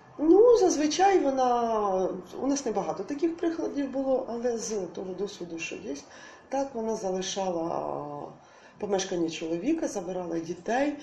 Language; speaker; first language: Ukrainian; native; Ukrainian